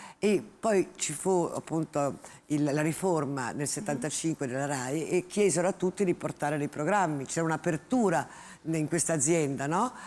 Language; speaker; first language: Italian; native; Italian